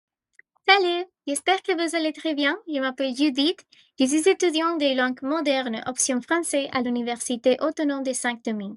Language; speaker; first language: French; non-native, fluent; Spanish